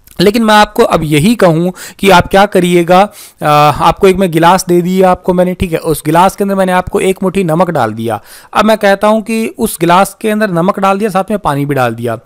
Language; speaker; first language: Hindi; native; Hindi